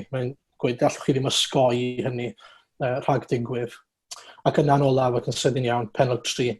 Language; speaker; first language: Welsh; native; Welsh